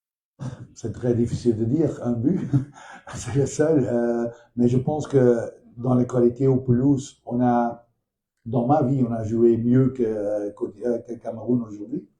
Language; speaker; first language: French; non-native, learner; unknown